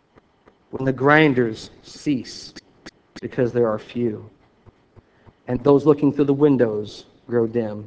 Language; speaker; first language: English; native; English